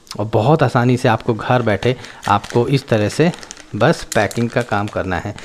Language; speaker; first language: Hindi; native; Hindi